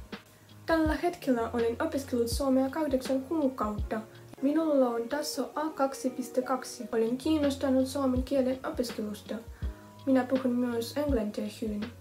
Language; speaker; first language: Finnish; non-native, learner; Russian